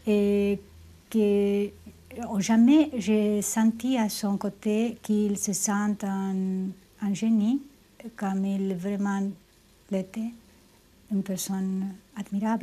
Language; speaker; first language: French; non-native, fluent; Spanish